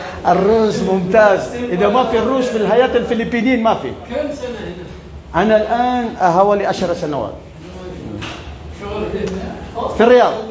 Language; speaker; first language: Arabic; non-native, learner; Maranao